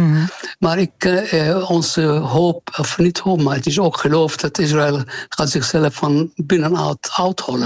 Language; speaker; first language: Dutch; non-native, fluent; Arabic